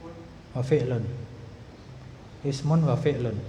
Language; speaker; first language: Arabic; non-native, fluent; Indonesian